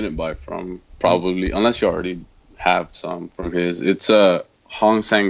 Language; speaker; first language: English; non-native, fluent; Spanish